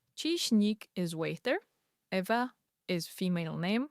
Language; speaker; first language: English; non-native, fluent; Czech